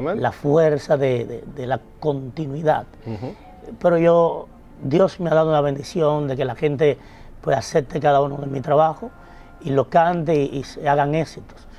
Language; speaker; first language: Spanish; native; Spanish